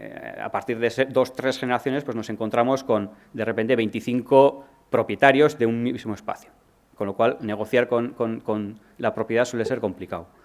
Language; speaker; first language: Spanish; native; Spanish